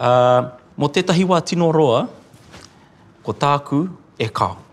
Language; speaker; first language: Māori; non-native, local second language; English